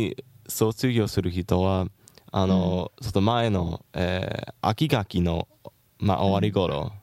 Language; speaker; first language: Japanese; non-native, learner; English